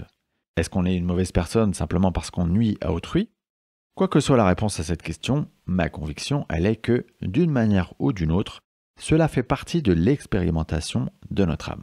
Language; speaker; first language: French; native; French